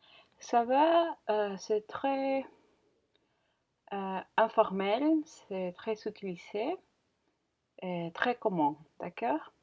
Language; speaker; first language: French; non-native, learner; Spanish